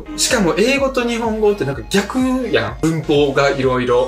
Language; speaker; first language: Japanese; early bilingual, other home language; Russian